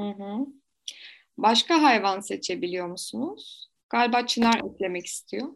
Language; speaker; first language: Turkish; native; Turkish